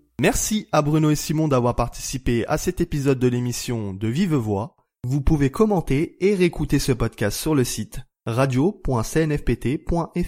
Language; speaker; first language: French; native; French